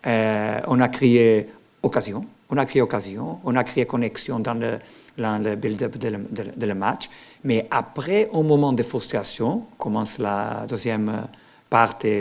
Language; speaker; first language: French; non-native, learner; Portuguese